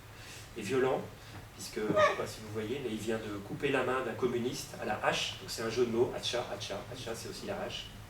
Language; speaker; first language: French; native; French